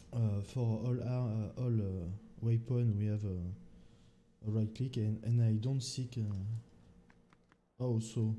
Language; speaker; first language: English; non-native, learner; French